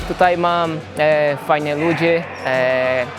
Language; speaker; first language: Polish; non-native, learner; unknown